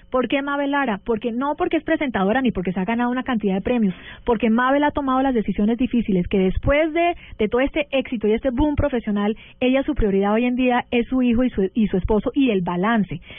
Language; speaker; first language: Spanish; early bilingual, heritage; Spanish